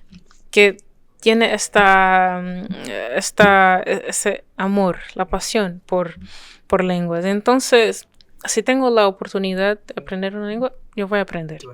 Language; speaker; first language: Spanish; non-native, fluent; French